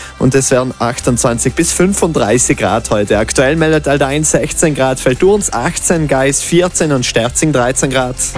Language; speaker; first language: German; native; German